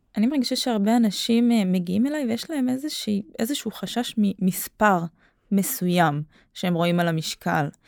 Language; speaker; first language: Hebrew; native; Hebrew